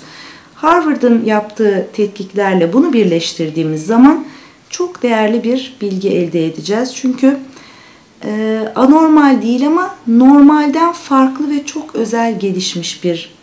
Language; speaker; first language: Turkish; native; Turkish